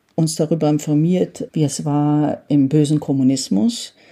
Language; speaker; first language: German; early bilingual, heritage; Hungarian